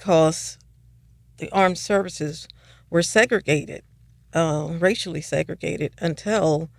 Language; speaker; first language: English; native; English